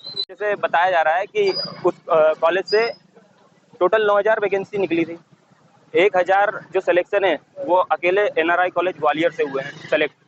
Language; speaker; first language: Hindi; native; Hindi